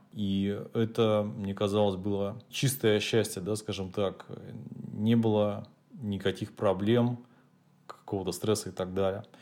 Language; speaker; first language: Russian; native; Russian